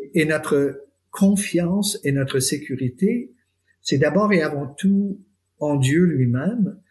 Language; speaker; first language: French; non-native, fluent; English